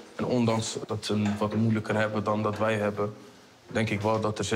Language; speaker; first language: Dutch; early bilingual, other home language; Kabuverdianu